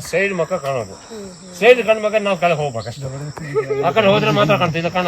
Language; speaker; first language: Kannada; native; Kannada